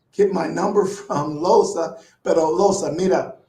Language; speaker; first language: Spanish; non-native, learner; English